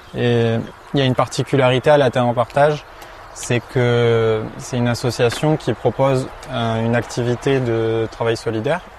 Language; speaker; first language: French; native; French